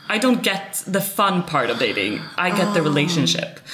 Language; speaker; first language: English; non-native, fluent; Swedish